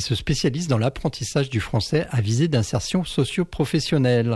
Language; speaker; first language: French; native; French